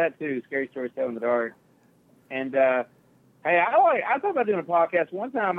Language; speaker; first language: English; native; English